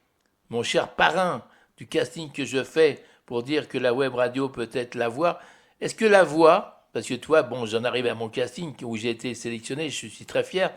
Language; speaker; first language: French; native; French